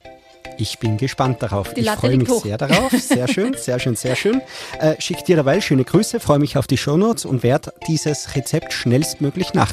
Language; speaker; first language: German; native; German